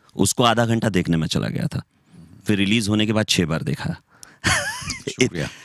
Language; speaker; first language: Hindi; native; Hindi